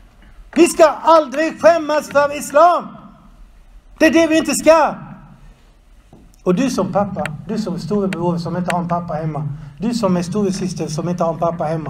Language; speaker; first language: Swedish; non-native, fluent; Arabic